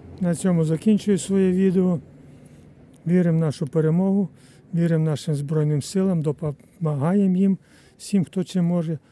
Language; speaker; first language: Ukrainian; native; Ukrainian